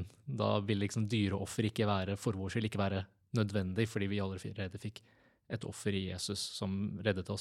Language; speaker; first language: Norwegian; native; Norwegian